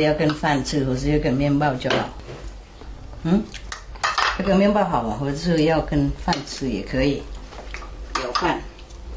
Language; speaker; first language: Chinese; non-native, fluent; Vietnamese